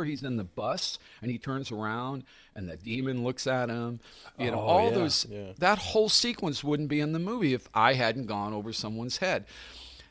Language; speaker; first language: English; native; English